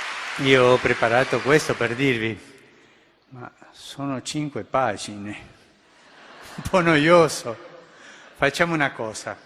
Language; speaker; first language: Italian; non-native, fluent; Spanish